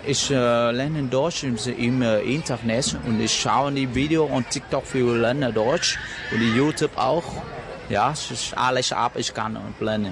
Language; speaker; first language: German; non-native, learner; Vietnamese